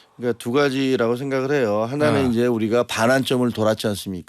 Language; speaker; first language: Korean; native; Korean